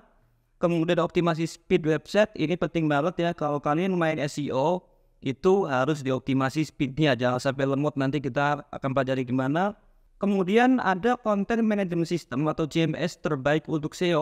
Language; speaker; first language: Indonesian; native; Indonesian